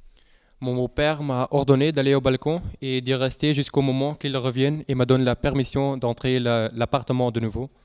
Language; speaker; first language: French; non-native, local second language; Dutch